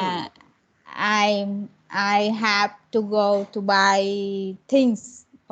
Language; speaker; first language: English; non-native, learner; Vietnamese